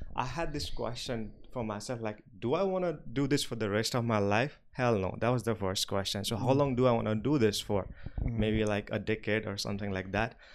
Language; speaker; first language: English; non-native, local second language; Nepali